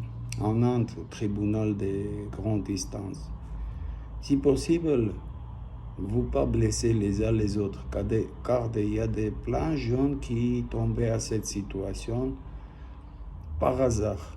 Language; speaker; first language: French; non-native, learner; Armenian